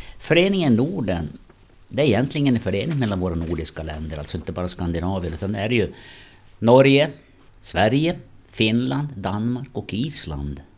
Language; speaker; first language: Swedish; native; Swedish